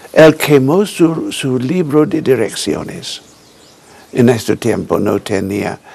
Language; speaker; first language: Spanish; non-native, fluent; English